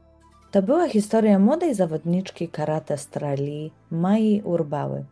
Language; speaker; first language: Polish; native; Polish